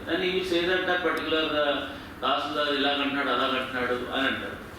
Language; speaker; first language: Telugu; native; Telugu